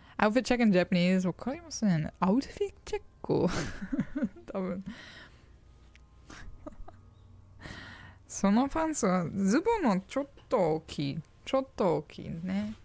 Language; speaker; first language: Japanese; non-native, learner; English